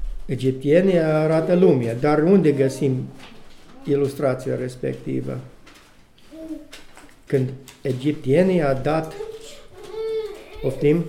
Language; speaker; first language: Romanian; non-native, learner; English